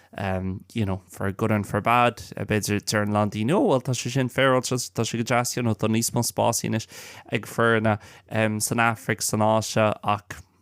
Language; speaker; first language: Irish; non-native, local second language; English